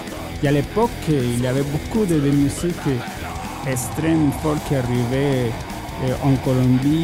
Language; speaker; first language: French; non-native, fluent; Spanish